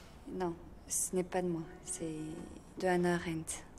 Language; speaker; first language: French; native; French